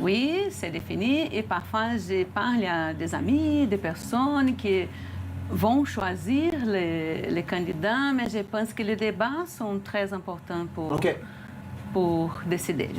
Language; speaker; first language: French; non-native, fluent; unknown